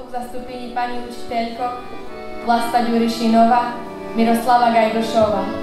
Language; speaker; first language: Slovak; non-native, local second language; Rusyn